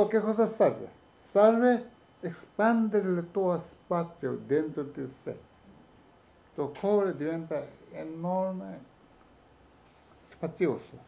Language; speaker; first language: Italian; non-native, learner; Tibetan